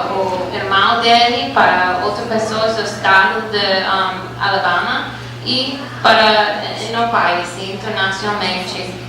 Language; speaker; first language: Portuguese; non-native, fluent; English